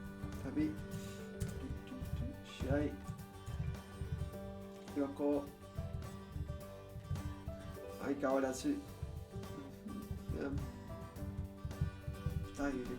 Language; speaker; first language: Japanese; non-native, learner; English